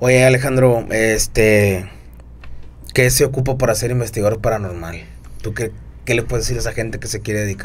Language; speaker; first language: Spanish; native; Spanish